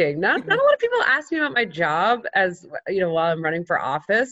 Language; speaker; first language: English; native; English